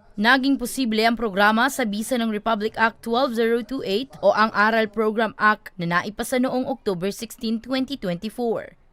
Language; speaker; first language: Filipino; non-native, local second language; Bikol